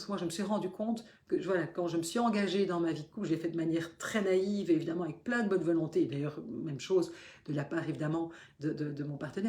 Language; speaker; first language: French; native; French